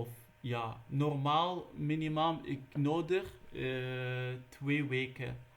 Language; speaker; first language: Dutch; non-native, learner; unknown